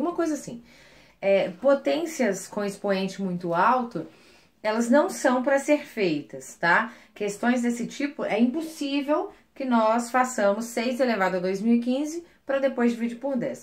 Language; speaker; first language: Portuguese; native; Portuguese